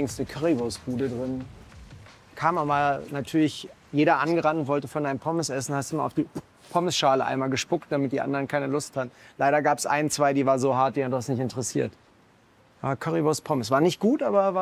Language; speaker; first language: German; native; German